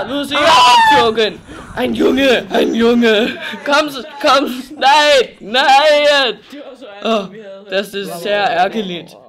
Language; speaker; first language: German; non-native, learner; Danish